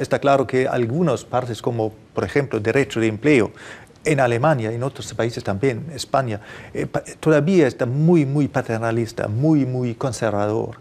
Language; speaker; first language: Spanish; non-native, fluent; German